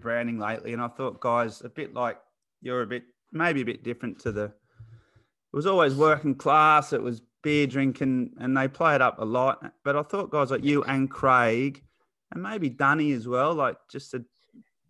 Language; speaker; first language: English; native; English